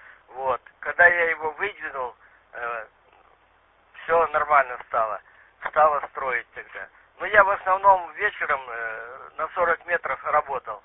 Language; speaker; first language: Russian; native; Russian